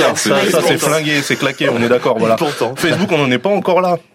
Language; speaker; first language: French; native; French